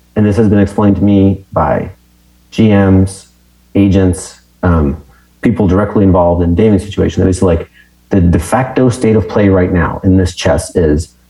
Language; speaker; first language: English; native; English